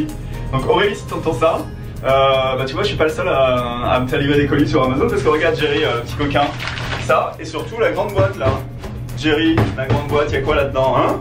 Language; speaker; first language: French; native; French